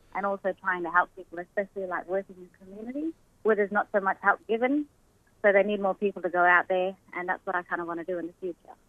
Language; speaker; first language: English; native; English